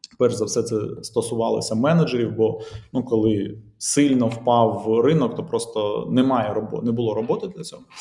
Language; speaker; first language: Ukrainian; native; Ukrainian